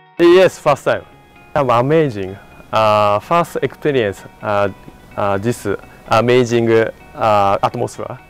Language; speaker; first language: English; non-native, learner; Japanese